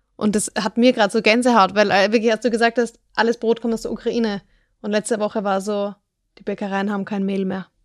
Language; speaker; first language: German; native; German